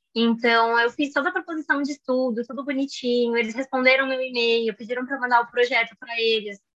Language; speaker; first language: Portuguese; native; Portuguese